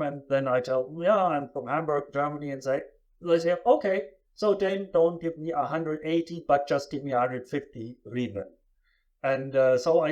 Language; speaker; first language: English; non-native, fluent; German